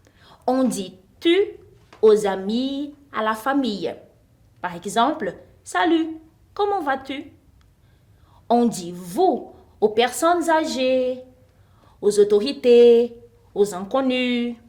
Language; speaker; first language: French; non-native, fluent; Portuguese